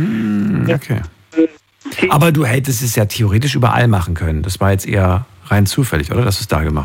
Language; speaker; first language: German; native; German